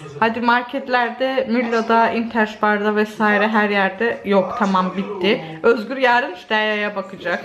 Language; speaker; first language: Turkish; early bilingual, heritage; Turkish